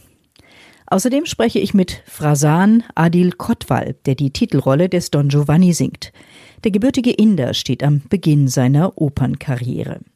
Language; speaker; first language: German; native; German